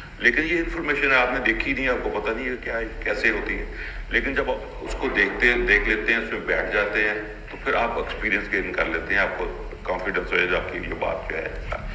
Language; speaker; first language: Urdu; non-native, local second language; Punjabi